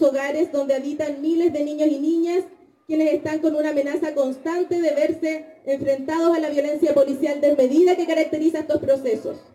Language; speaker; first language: Spanish; native; Spanish